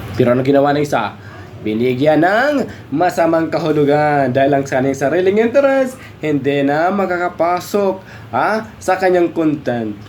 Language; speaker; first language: Filipino; non-native, local second language; Cebuano